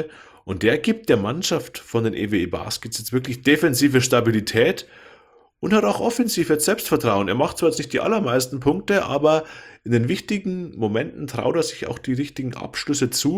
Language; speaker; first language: German; native; German